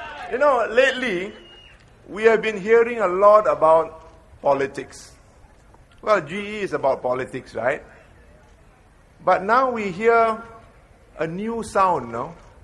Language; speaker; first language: English; non-native, local second language; Malay